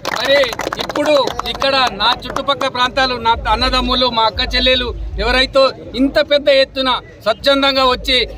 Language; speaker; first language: Telugu; non-native, local second language; Gondi